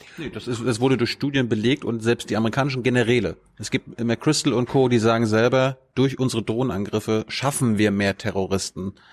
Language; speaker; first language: German; native; German